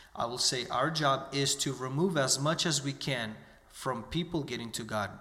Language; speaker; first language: English; native; English